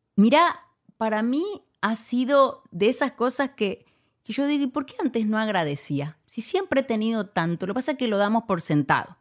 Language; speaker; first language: Spanish; native; Spanish